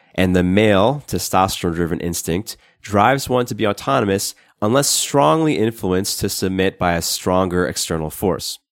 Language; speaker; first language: English; native; English